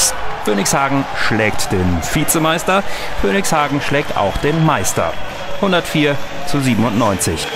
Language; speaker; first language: German; native; German